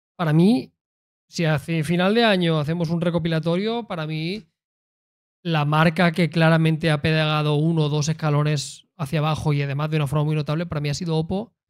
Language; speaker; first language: Spanish; native; Spanish